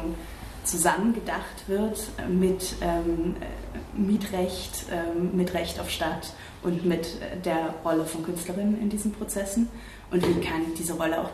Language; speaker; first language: German; native; German